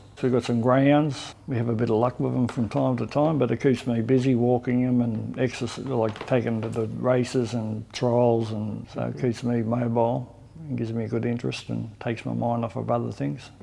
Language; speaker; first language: English; native; English